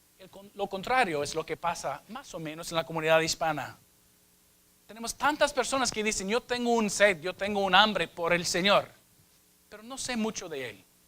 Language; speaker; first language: Spanish; non-native, fluent; English